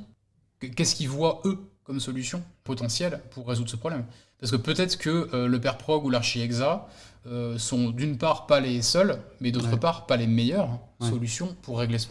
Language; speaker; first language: French; native; French